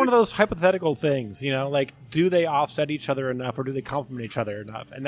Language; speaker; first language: English; native; English